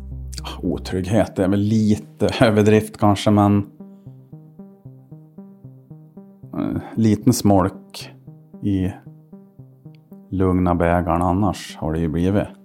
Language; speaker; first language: Swedish; native; Swedish